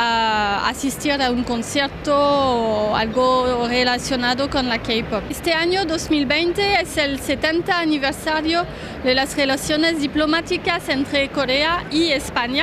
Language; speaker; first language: Spanish; non-native, fluent; Korean